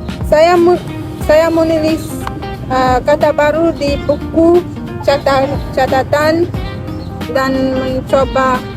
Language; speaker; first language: Indonesian; non-native, learner; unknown